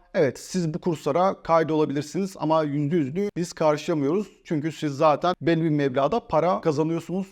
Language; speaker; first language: Turkish; native; Turkish